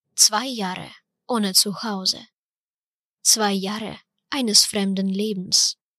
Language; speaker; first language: German; non-native, fluent; Ukrainian